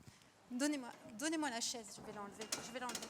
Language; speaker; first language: French; native; French